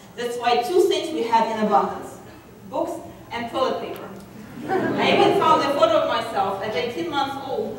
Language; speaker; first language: English; non-native, fluent; Russian